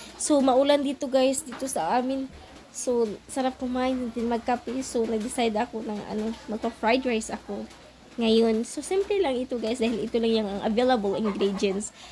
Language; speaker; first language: Filipino; non-native, local second language; Cebuano